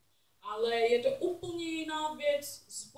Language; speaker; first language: Czech; non-native, learner; English